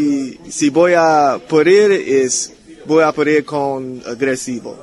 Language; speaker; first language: Spanish; non-native, learner; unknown